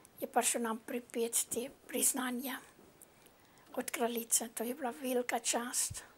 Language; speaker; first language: Slovenian; early bilingual, heritage; Slovenian